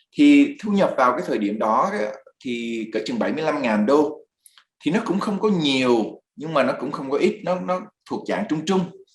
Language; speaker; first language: Vietnamese; early bilingual, other home language; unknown